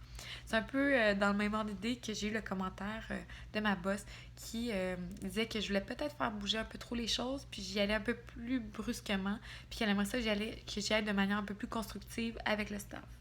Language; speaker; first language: French; native; French